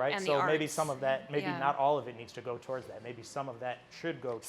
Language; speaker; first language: English; native; English